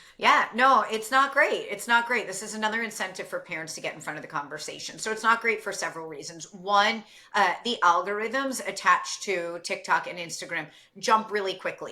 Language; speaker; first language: English; native; English